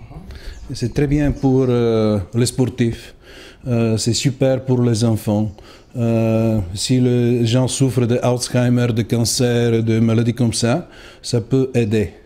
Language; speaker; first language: French; non-native, learner; Bulgarian